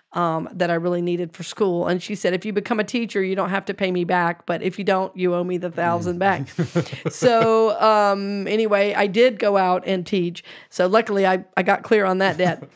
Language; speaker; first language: English; native; English